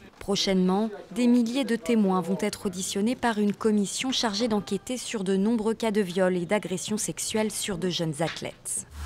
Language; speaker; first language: French; native; French